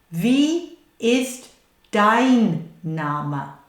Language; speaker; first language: German; non-native, fluent; English